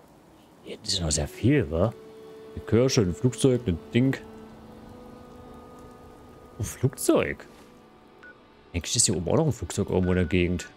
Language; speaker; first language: German; native; German